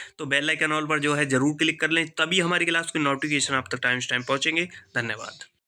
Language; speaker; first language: Hindi; native; Hindi